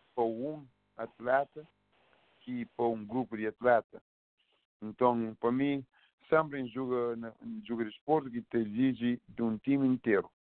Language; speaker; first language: Portuguese; non-native, local second language; Kabuverdianu